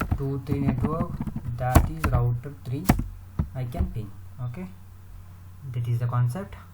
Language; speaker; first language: English; non-native, local second language; Kannada